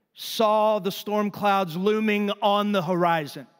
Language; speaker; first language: English; native; English